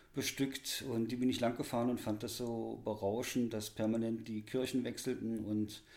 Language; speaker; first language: German; native; German